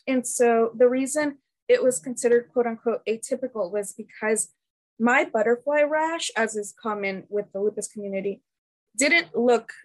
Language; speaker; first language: English; early bilingual, other home language; Spanish